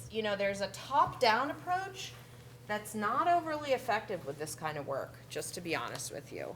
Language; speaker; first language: English; native; English